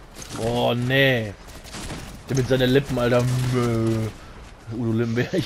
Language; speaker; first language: German; native; German